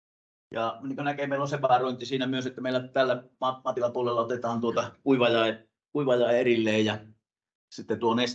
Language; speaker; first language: Finnish; native; Finnish